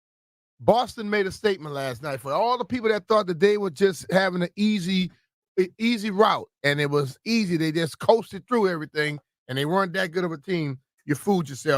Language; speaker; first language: English; native; English